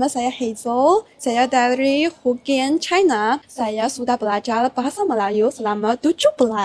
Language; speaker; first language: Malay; non-native, learner; Chinese